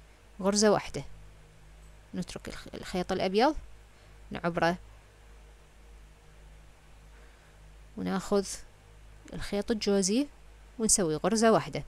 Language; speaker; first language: Arabic; native; Arabic